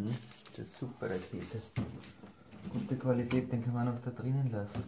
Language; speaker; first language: German; native; German